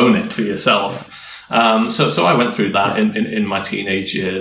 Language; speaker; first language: English; native; English